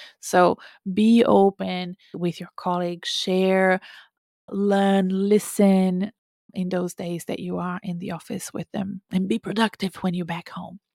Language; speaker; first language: English; non-native, fluent; Portuguese